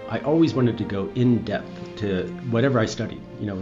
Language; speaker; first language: English; native; English